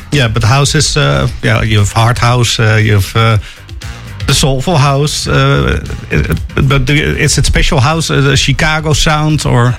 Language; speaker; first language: English; non-native, fluent; Dutch